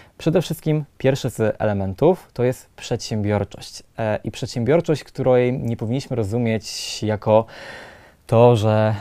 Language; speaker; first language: Polish; native; Polish